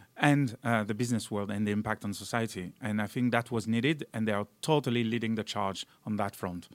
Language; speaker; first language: English; non-native, fluent; French